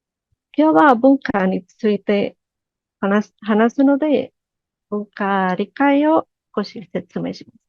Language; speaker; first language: Japanese; non-native, learner; Spanish